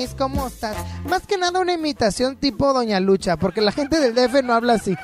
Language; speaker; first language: Spanish; native; Spanish